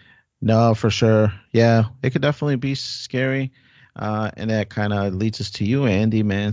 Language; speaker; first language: English; native; English